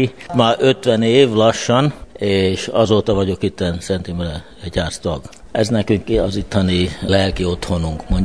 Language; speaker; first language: Hungarian; early bilingual, heritage; Hungarian